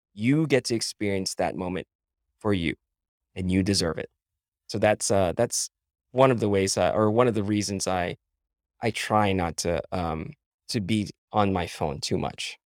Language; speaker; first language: English; non-native, local second language; Filipino